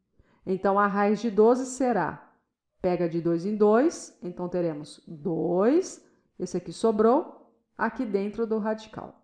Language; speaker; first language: Portuguese; native; Portuguese